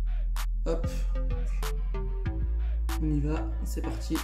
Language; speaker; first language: French; native; French